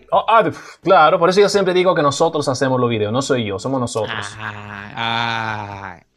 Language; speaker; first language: Spanish; non-native, fluent; German